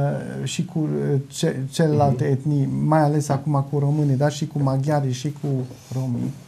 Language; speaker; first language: Romanian; non-native, local second language; German